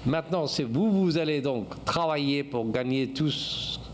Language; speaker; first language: French; non-native, fluent; English